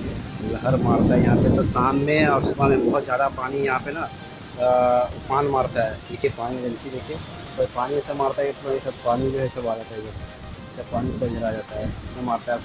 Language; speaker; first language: Hindi; native; Hindi